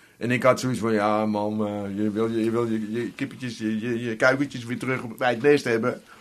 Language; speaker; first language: Dutch; native; Dutch